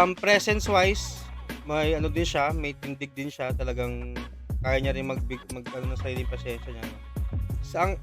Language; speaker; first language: Filipino; non-native, local second language; Cebuano